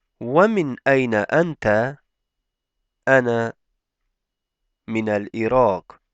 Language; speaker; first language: Arabic; non-native, fluent; Turkish